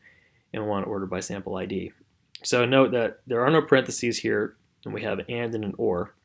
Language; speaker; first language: English; native; English